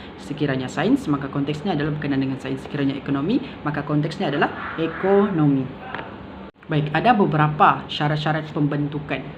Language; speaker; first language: Malay; native; Malay